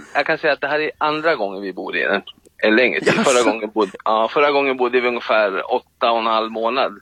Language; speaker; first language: Swedish; native; Swedish